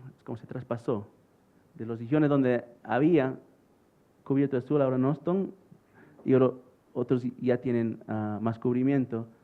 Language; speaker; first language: Spanish; early bilingual, heritage; English